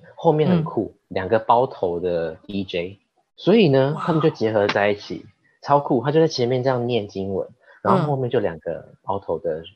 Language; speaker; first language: Chinese; native; Chinese